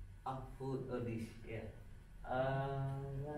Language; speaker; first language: English; non-native, fluent; Indonesian